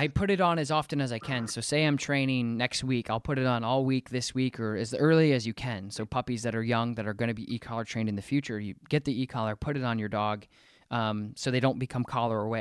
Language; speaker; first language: English; native; English